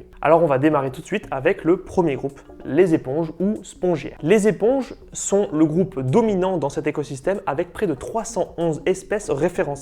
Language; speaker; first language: French; native; French